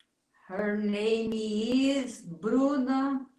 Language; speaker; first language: English; non-native, learner; Portuguese